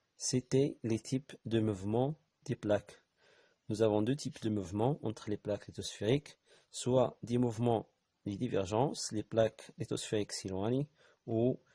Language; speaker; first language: French; non-native, local second language; Arabic